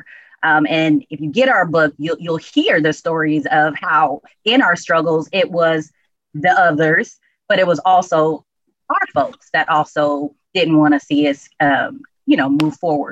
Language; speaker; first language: English; native; English